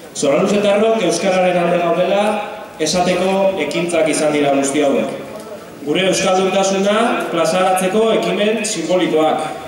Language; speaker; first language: Basque; native; Basque